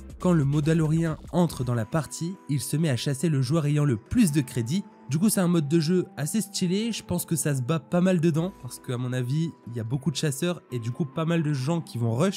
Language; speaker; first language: French; native; French